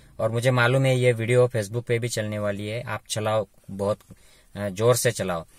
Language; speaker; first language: Hindi; non-native, local second language; Marathi